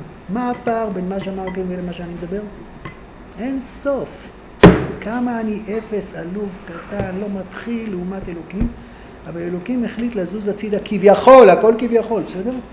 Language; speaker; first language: Hebrew; native; Hebrew